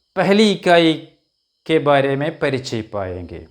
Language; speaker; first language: Hindi; non-native, local second language; Malayalam